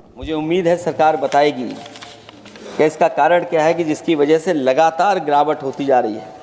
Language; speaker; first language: Hindi; native; Hindi